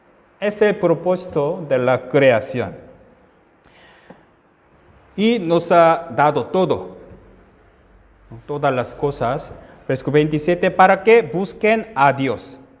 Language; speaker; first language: Spanish; non-native, fluent; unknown